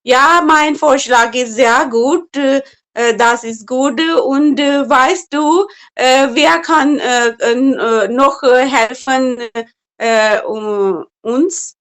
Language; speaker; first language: German; non-native, learner; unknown